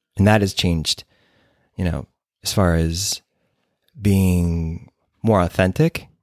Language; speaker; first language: English; native; English